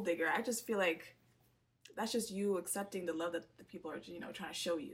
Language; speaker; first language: English; non-native, local second language; Swahili